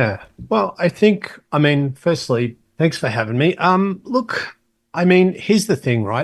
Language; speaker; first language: English; native; English